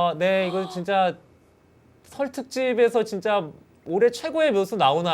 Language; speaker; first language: Korean; native; Korean